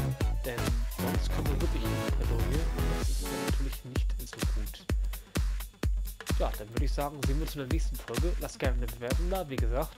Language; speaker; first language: German; native; German